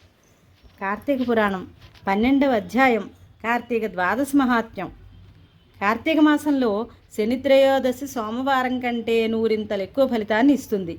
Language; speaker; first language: Telugu; native; Telugu